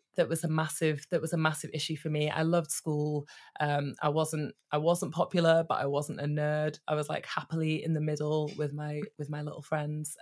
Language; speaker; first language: English; native; English